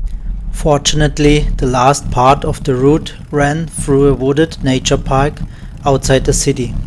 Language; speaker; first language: English; non-native, learner; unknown